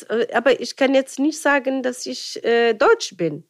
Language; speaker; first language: German; non-native, fluent; Arabic